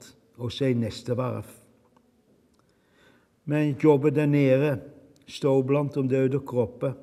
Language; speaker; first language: Swedish; non-native, fluent; Dutch